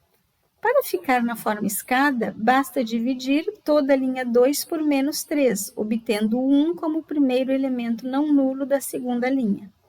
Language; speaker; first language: Portuguese; native; Portuguese